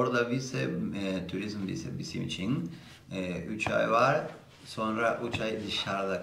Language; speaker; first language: Turkish; non-native, learner; Spanish